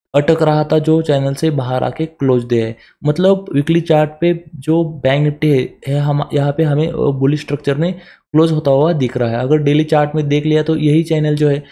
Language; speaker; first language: Hindi; non-native, local second language; Marathi